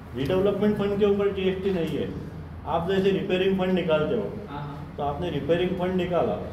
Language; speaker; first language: Hindi; non-native, local second language; Marathi